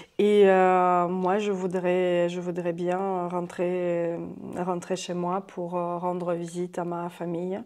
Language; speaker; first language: French; non-native, fluent; Russian